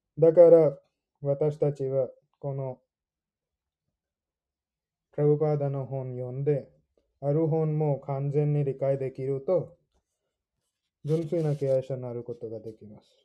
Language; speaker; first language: Japanese; non-native, fluent; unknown